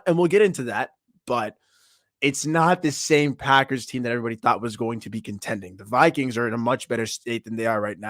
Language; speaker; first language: English; native; English